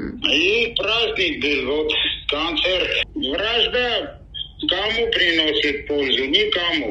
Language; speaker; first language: Russian; non-native, local second language; Armenian